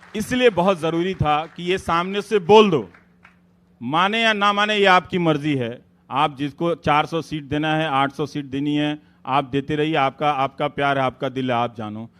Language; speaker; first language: Hindi; native; Hindi